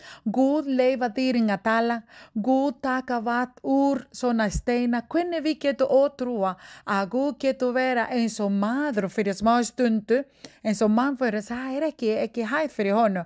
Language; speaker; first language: Icelandic; non-native, learner; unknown